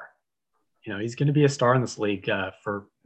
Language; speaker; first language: English; native; English